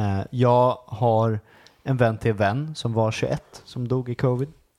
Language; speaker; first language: Swedish; native; Swedish